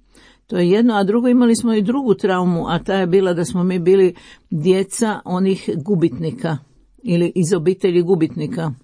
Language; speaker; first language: Croatian; native; Croatian